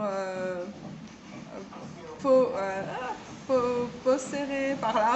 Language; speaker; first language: Italian; non-native, learner; French